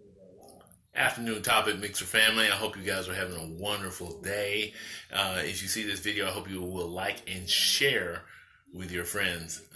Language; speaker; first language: English; native; English